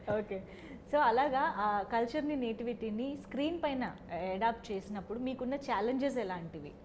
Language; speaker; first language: Telugu; native; Telugu